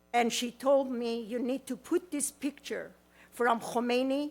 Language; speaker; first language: English; non-native, learner; Persian